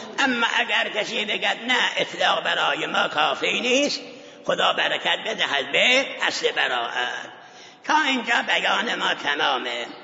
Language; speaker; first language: Persian; non-native, local second language; Azerbaijani